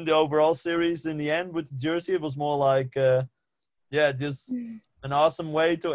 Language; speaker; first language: English; non-native, fluent; Western Frisian